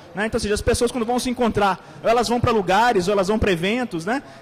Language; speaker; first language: Portuguese; native; Portuguese